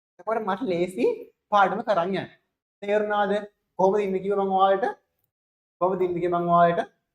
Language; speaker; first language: Sinhala; non-native, local second language; Tamil